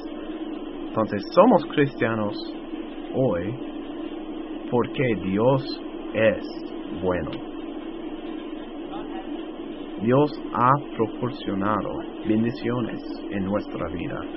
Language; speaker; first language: Spanish; non-native, fluent; English